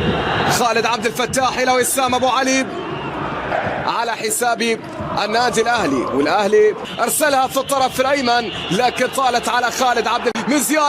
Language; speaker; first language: Arabic; native; Arabic